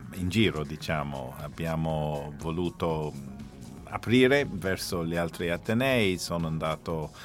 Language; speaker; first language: Italian; non-native, fluent; English